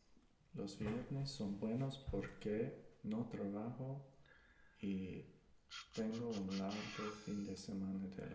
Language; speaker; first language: Spanish; non-native, learner; English